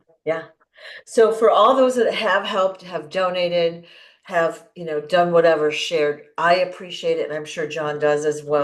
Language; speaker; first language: English; native; English